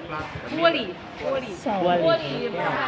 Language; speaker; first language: Chinese; non-native, fluent; Hmong